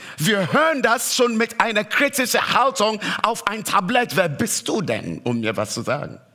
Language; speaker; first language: German; non-native, fluent; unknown